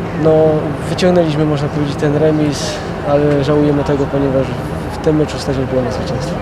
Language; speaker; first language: Polish; native; Polish